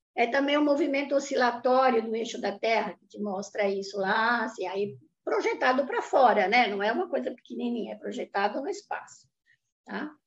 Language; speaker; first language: Portuguese; non-native, fluent; Italian